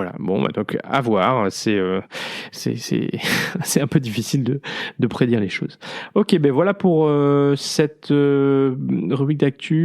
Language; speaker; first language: French; native; French